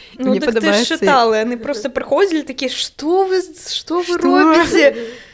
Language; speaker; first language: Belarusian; non-native, local second language; Russian